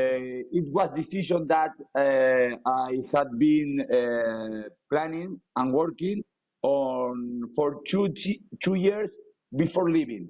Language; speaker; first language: English; non-native, learner; Spanish